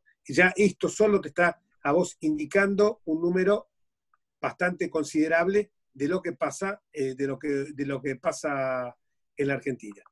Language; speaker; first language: Spanish; native; Spanish